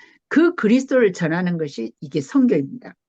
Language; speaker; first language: Korean; native; Korean